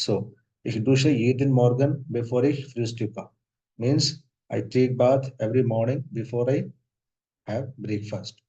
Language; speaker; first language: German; non-native, fluent; Hindi